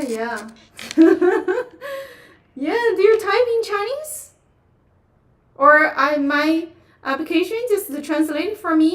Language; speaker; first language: English; non-native, fluent; Chinese